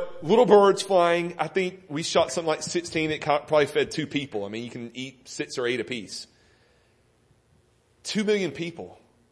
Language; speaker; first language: English; native; English